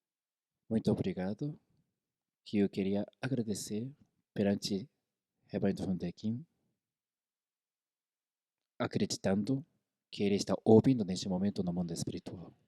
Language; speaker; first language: Portuguese; non-native, fluent; Korean